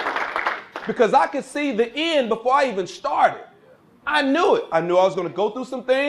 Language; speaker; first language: English; native; English